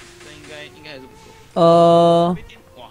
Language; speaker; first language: Chinese; native; Chinese